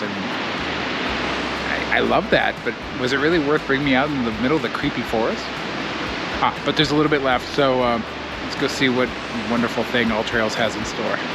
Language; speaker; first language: English; native; English